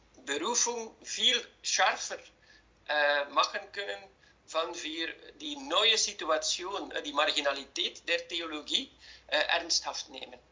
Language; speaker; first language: German; non-native, fluent; Dutch